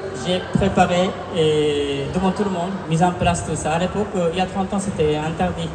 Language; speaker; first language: French; non-native, fluent; Japanese